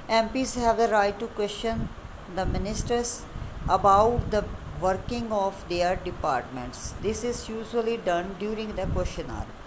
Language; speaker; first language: English; non-native, local second language; Punjabi